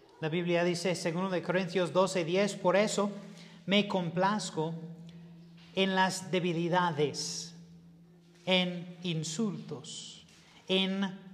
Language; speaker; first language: Spanish; non-native, learner; English